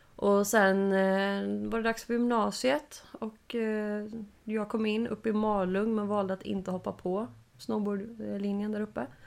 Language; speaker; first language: Swedish; native; Swedish